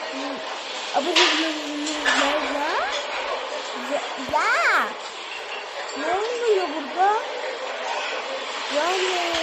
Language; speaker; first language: Turkish; early bilingual, heritage; Turkish